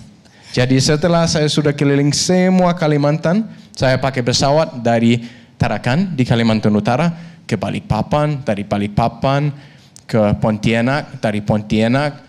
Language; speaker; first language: Indonesian; non-native, fluent; Danish